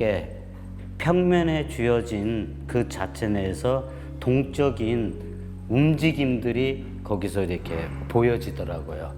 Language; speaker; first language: Korean; native; Korean